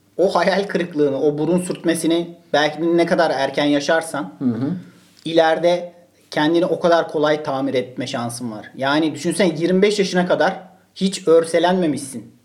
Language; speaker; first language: Turkish; native; Turkish